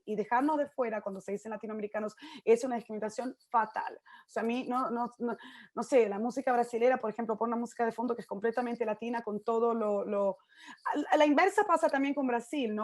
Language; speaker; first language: Spanish; native; Spanish